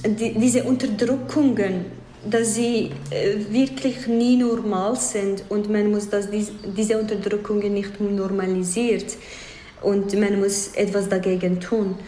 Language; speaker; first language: German; non-native, fluent; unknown